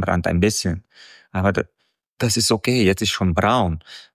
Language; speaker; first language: German; non-native, fluent; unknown